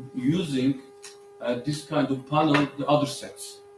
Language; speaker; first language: English; non-native, learner; Turkish